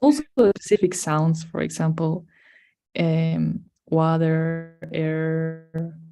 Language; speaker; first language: English; non-native, fluent; Spanish